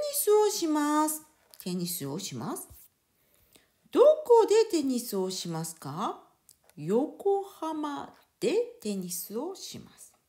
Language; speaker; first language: Japanese; non-native, fluent; French